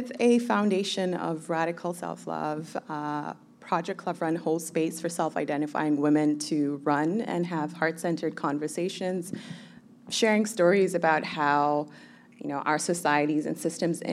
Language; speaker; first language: English; non-native, local second language; Somali